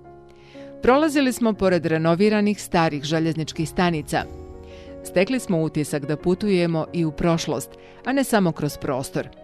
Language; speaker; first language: Bosnian; native; Bosnian